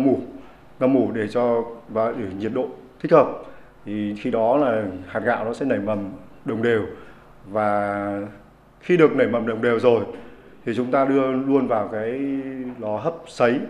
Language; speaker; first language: Vietnamese; native; Vietnamese